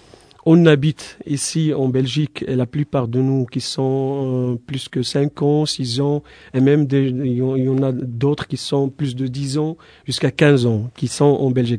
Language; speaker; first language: French; non-native, fluent; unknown